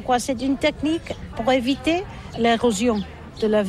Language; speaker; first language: French; non-native, learner; Catalan